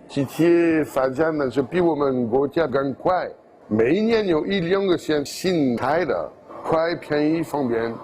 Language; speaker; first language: Chinese; non-native, fluent; French